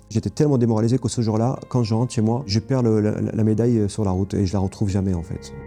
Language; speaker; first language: French; non-native, fluent; Arabic